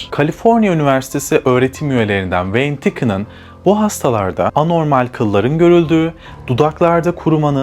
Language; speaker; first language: Turkish; native; Turkish